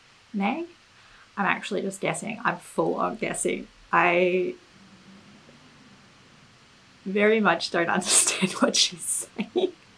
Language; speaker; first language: English; native; English